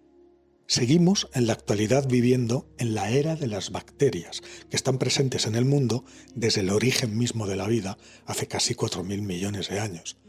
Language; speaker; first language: Spanish; native; Spanish